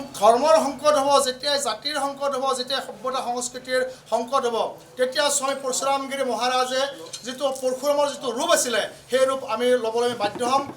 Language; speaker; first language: Assamese; native; Assamese